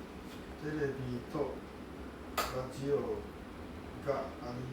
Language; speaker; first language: Japanese; non-native, learner; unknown